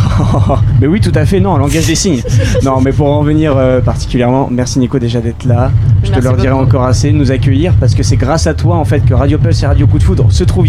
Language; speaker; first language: French; native; French